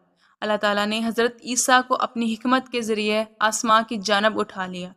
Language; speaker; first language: Urdu; native; Urdu